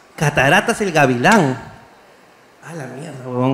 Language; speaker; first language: Spanish; native; Spanish